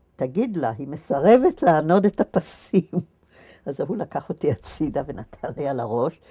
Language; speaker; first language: Hebrew; native; Hebrew